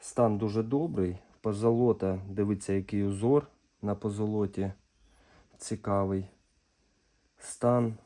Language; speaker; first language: Ukrainian; non-native, local second language; Russian